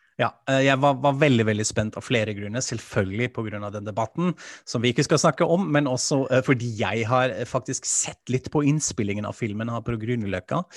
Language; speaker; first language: Norwegian; non-native, fluent; German